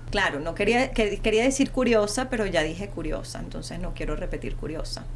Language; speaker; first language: Spanish; early bilingual, heritage; Spanish